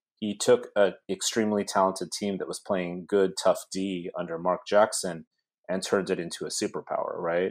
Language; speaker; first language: English; native; English